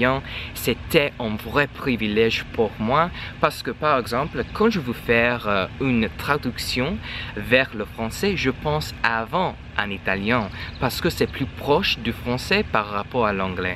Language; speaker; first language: French; non-native, learner; English